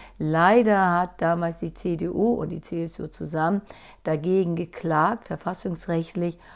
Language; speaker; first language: German; native; German